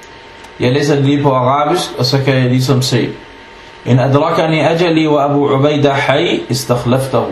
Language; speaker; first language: Danish; non-native, fluent; Arabic